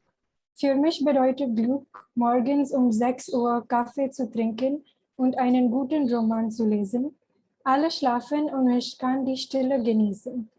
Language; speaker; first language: German; non-native, learner; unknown